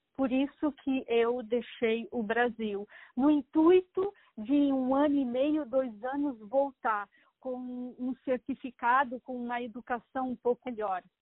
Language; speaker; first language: Portuguese; native; Portuguese